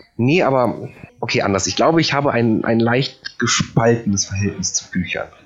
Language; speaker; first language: German; early bilingual, other home language; Polish